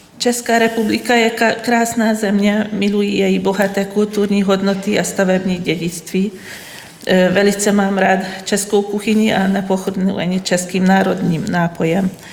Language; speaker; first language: Czech; non-native, fluent; Hungarian